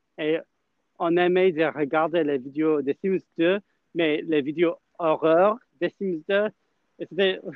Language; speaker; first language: French; non-native, learner; English